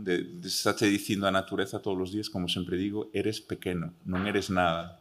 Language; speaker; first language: Galician; early bilingual, heritage; Galician